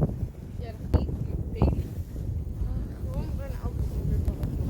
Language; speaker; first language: Dutch; early bilingual, other home language; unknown